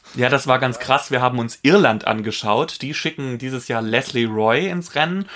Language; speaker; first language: German; non-native, fluent; Polish